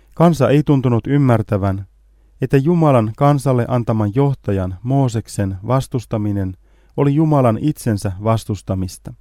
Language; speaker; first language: Finnish; native; Finnish